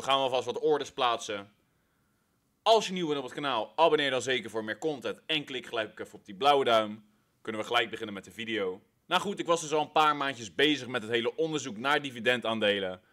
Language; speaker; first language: Dutch; native; Dutch